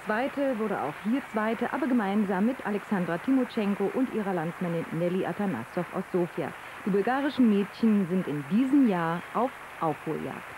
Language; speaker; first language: German; native; German